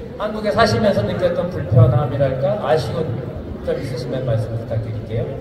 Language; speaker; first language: Korean; native; Korean